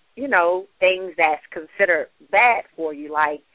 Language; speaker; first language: English; native; English